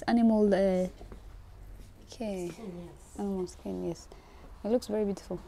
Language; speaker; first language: English; non-native, fluent; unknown